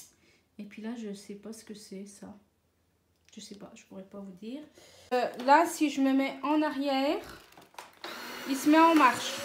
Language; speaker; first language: French; native; French